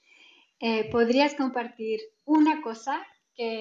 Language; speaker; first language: Spanish; early bilingual, heritage; Spanish